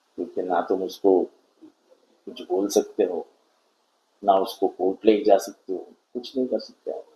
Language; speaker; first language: Hindi; non-native, local second language; Marathi